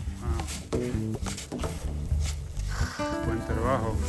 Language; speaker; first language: Spanish; non-native, learner; English